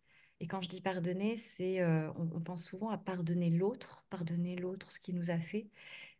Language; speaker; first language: French; native; French